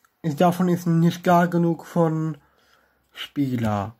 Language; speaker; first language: German; non-native, learner; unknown